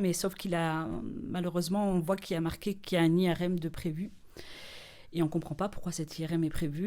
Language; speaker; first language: French; native; French